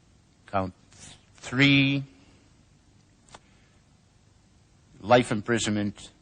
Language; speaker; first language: English; native; English